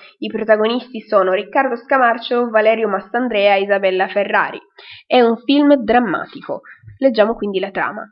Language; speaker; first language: Italian; native; Italian